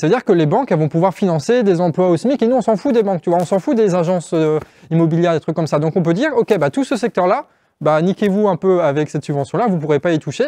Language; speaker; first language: French; native; French